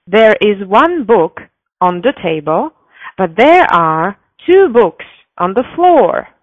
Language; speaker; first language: English; non-native, fluent; Slovak